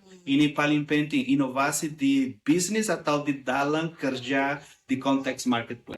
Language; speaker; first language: Indonesian; non-native, learner; Portuguese